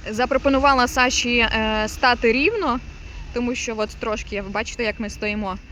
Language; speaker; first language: Ukrainian; non-native, local second language; Russian